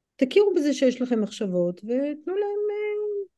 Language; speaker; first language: Hebrew; non-native, fluent; English